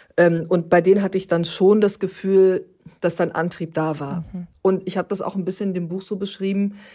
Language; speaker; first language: German; early bilingual, other home language; Turkish